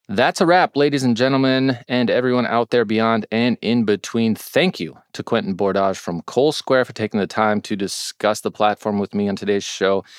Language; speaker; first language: English; native; English